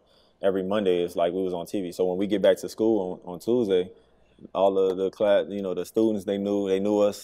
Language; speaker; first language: English; native; English